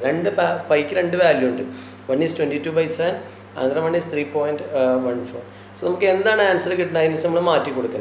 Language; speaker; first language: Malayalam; native; Malayalam